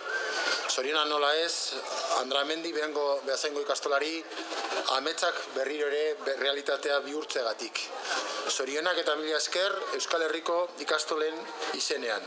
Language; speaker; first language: Basque; native; Basque